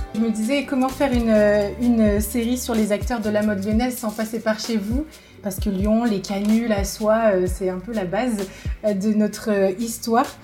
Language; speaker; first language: French; native; French